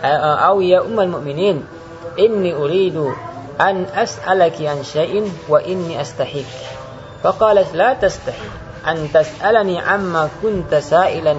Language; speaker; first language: Arabic; non-native, fluent; Indonesian